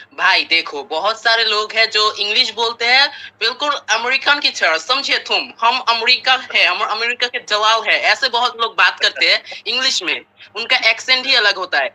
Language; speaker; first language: Hindi; non-native, fluent; Bangla